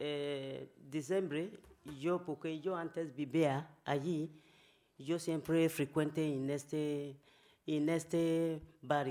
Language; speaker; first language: Spanish; non-native, learner; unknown